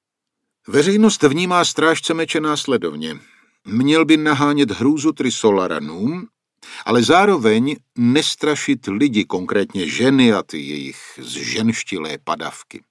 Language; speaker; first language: Czech; native; Czech